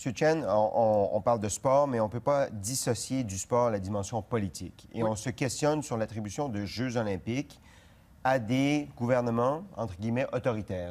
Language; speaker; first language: French; native; French